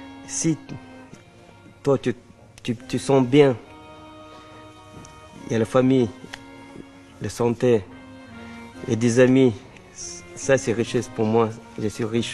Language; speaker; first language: French; non-native, learner; Chechen